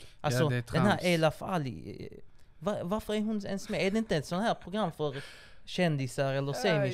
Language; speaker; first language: Swedish; native; Swedish